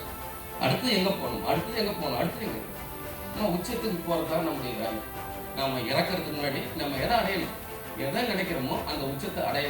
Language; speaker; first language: Tamil; native; Tamil